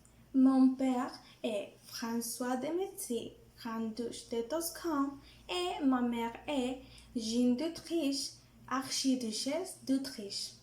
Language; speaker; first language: French; non-native, learner; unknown